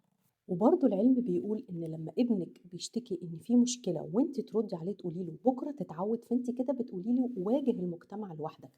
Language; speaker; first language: Arabic; native; Arabic